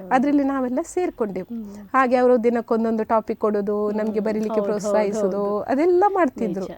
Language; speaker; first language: Kannada; native; Kannada